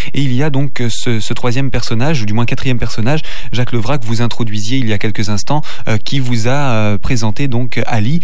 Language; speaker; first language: French; native; French